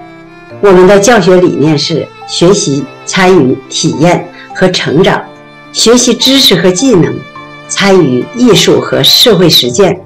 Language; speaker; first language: Chinese; native; Chinese